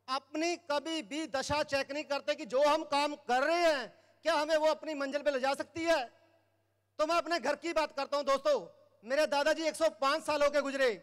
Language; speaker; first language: Hindi; native; Hindi